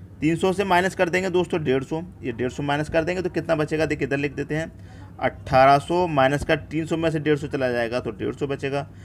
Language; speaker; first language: Hindi; native; Hindi